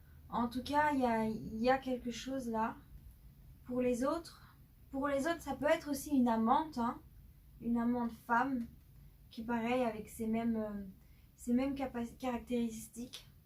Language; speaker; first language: French; native; French